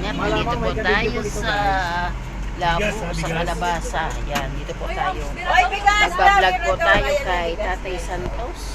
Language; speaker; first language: Filipino; non-native, local second language; Cebuano